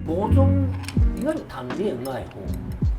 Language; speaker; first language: Chinese; non-native, fluent; Japanese